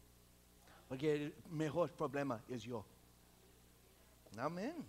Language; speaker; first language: Spanish; non-native, local second language; English